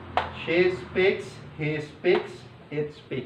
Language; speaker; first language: English; non-native, learner; Indonesian